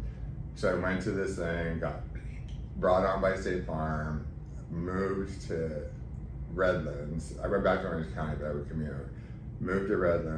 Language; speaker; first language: English; native; English